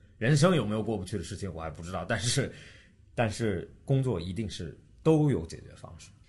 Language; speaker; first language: Chinese; early bilingual, heritage; Chinese